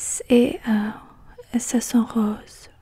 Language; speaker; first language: French; non-native, learner; English